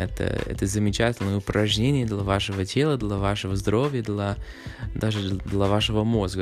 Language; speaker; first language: Russian; non-native, fluent; English